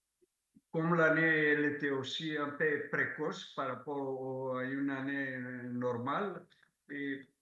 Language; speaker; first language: French; non-native, fluent; Greek